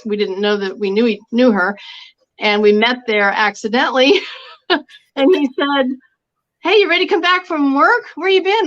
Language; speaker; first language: English; native; English